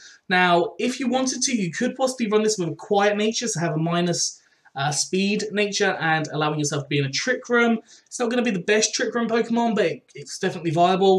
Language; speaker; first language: English; native; English